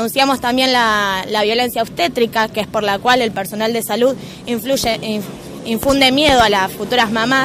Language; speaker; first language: Spanish; native; Spanish